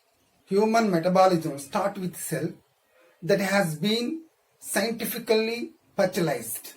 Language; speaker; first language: English; non-native, local second language; Telugu